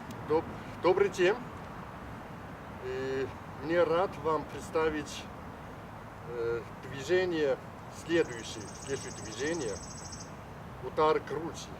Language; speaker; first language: Russian; non-native, learner; Chinese